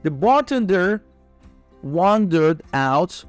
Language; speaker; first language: English; non-native, fluent; Persian